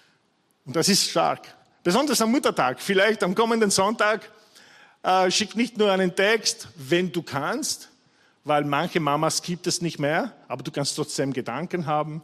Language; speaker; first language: German; non-native, fluent; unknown